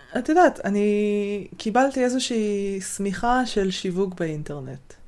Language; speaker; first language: Hebrew; native; Hebrew